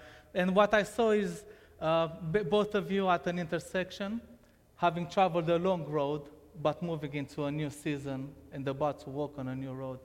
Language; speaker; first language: English; non-native, fluent; Romanian